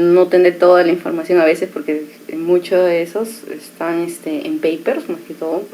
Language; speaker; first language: Spanish; native; Spanish